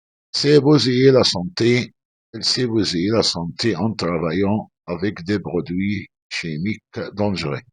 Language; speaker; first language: French; non-native, fluent; Arabic